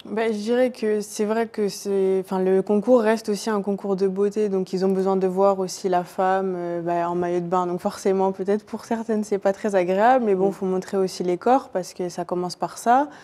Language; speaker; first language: French; native; French